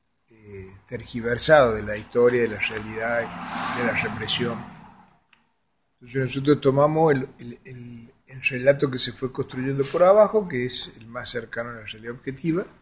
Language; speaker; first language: Spanish; native; Spanish